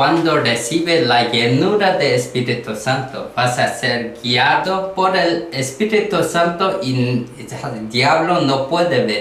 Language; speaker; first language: Spanish; non-native, learner; Korean